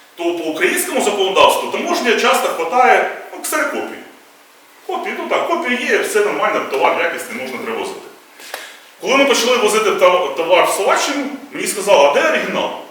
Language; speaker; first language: Ukrainian; native; Ukrainian